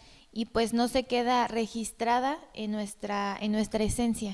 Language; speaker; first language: Spanish; native; Spanish